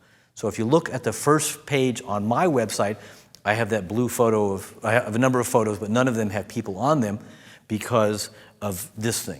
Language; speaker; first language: English; native; English